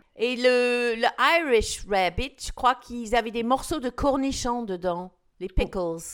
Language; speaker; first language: French; non-native, fluent; English